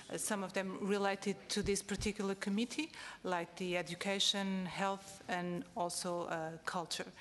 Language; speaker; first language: English; non-native, fluent; Portuguese